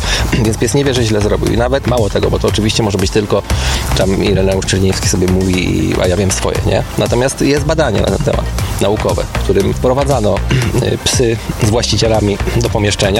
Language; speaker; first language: Polish; native; Polish